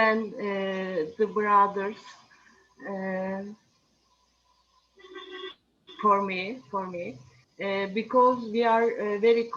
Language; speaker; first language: English; non-native, learner; Turkish